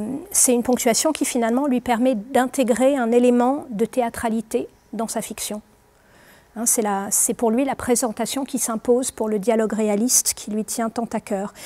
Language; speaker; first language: French; native; French